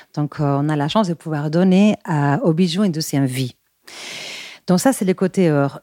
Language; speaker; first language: French; non-native, fluent; Spanish